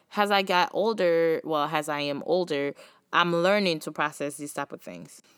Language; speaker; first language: English; early bilingual, other home language; Haitian Creole